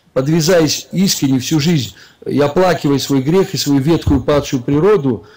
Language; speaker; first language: Russian; native; Russian